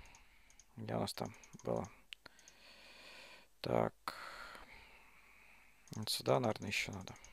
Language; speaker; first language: Russian; native; Russian